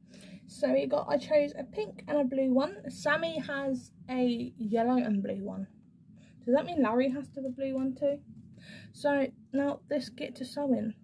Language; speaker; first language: English; native; English